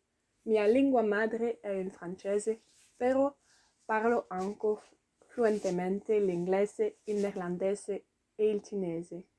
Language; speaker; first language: Italian; non-native, learner; French